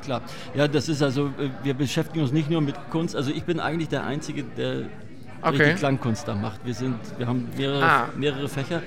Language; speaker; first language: German; native; German